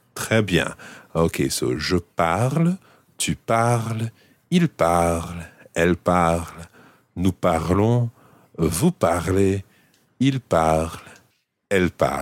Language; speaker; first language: French; non-native, fluent; English